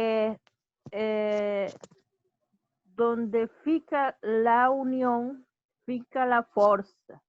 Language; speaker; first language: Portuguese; non-native, learner; Spanish